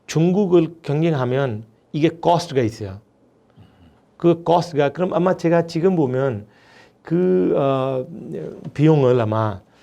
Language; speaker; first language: Korean; non-native, fluent; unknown